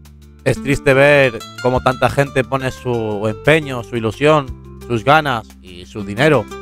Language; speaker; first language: Spanish; native; Spanish